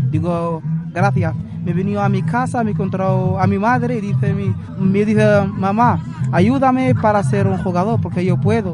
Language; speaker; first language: Spanish; non-native, learner; Arabic